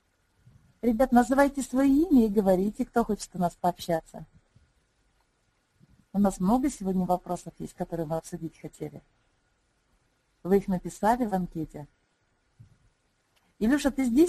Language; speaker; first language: Russian; native; Russian